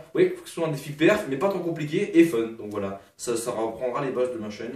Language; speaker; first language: French; native; French